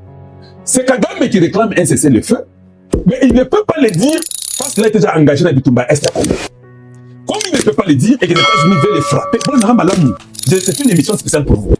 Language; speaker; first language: French; non-native, local second language; Lingala